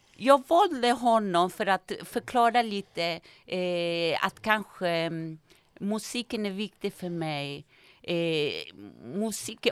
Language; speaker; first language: Swedish; non-native, fluent; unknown